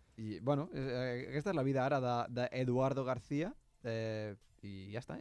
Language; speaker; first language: Catalan; non-native, local second language; Spanish